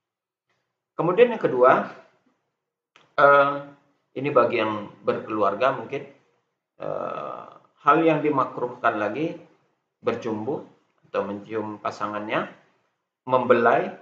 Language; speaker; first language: Indonesian; native; Indonesian